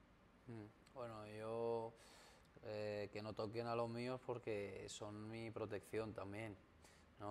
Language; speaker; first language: Spanish; early bilingual, other home language; Arabic